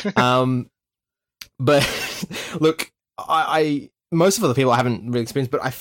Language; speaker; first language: English; native; English